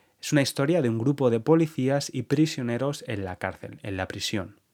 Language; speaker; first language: Spanish; native; Spanish